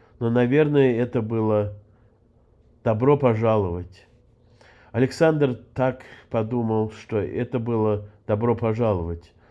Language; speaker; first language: Russian; early bilingual, heritage; Russian